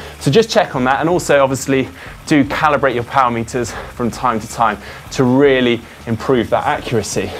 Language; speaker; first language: English; native; English